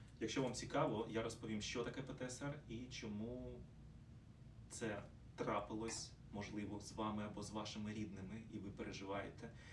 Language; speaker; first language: Ukrainian; non-native, local second language; Russian